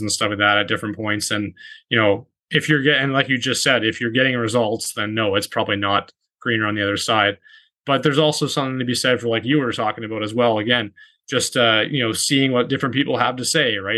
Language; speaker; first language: English; native; English